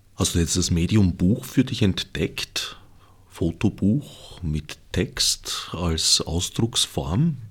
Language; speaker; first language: German; native; German